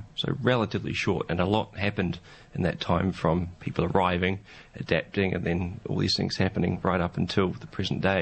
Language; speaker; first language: English; native; English